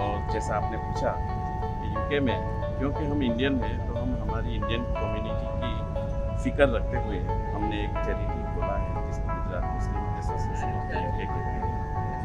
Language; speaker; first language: Hindi; native; Hindi